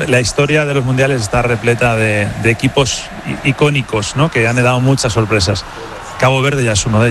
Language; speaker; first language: Spanish; native; Spanish